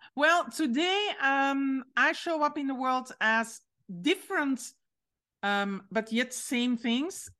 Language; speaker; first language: English; non-native, fluent; French